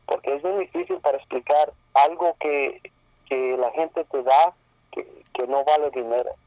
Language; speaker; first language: Spanish; early bilingual, other home language; English